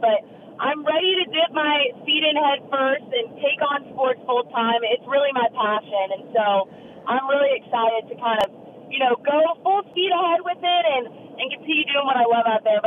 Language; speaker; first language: English; native; English